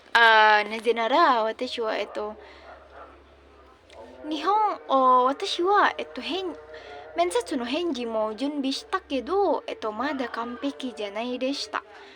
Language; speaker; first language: Japanese; non-native, learner; Indonesian